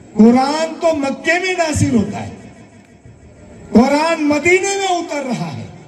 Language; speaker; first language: Hindi; non-native, local second language; Gujarati